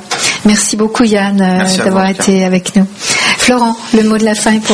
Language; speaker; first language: French; native; French